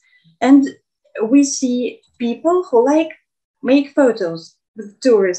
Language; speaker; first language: English; non-native, fluent; Russian